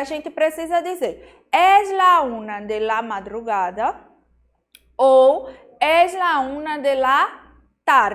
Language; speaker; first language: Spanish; non-native, fluent; Portuguese